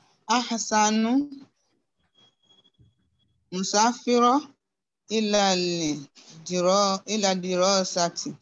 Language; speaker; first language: Arabic; non-native, learner; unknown